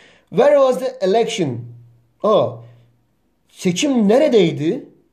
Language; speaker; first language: English; non-native, fluent; Turkish